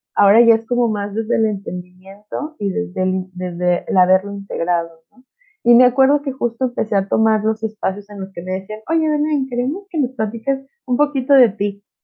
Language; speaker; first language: Spanish; non-native, local second language; Nahuatl languages